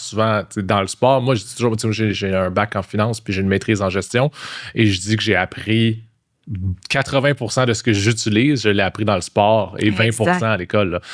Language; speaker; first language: French; native; French